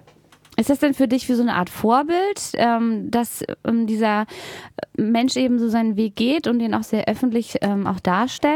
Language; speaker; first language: German; native; German